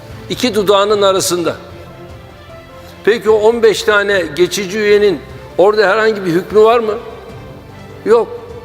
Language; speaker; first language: Turkish; native; Turkish